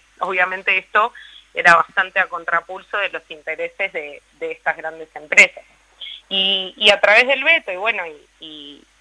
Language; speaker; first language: Spanish; native; Spanish